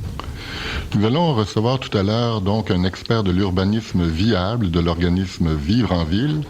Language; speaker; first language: French; native; French